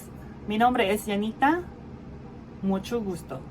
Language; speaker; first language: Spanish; non-native, fluent; Filipino